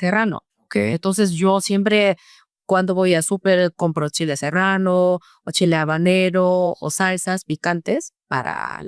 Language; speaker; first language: Spanish; non-native, fluent; Korean